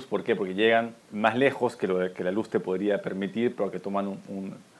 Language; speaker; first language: Spanish; native; Spanish